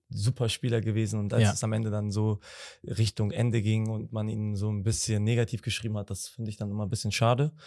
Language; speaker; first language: German; native; German